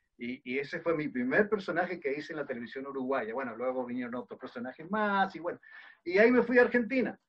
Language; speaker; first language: Spanish; early bilingual, other home language; Dutch